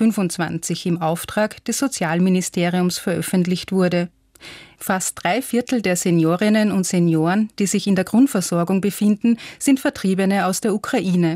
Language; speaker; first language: German; native; German